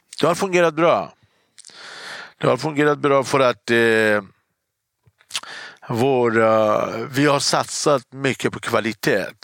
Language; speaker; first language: Swedish; non-native, fluent; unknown